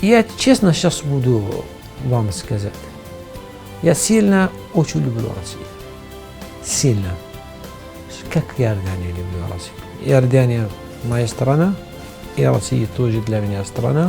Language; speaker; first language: Russian; non-native, fluent; Arabic